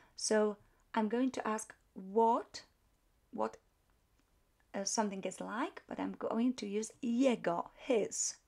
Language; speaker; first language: English; non-native, fluent; Polish